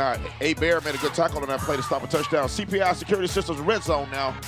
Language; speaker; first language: English; native; English